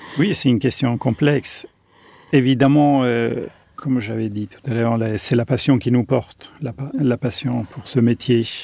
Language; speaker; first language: French; non-native, fluent; German